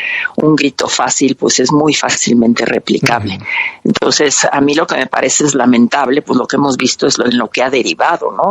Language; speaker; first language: Spanish; native; Spanish